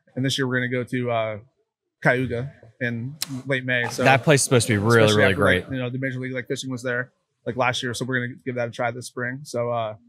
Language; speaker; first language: English; native; English